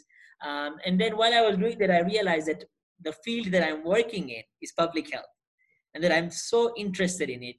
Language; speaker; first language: English; non-native, local second language; Gujarati